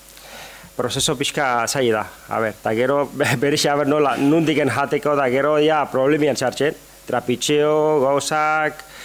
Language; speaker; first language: Basque; non-native, learner; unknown